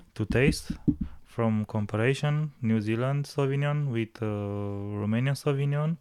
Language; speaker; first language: English; non-native, learner; Romanian